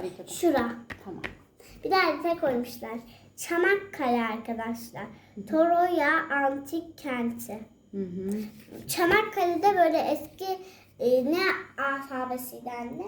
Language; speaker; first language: Turkish; native; Turkish